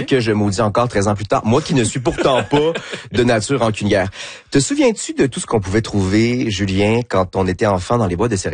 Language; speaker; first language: French; native; French